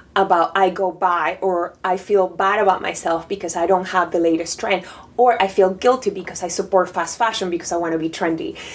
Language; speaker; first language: English; non-native, fluent; Spanish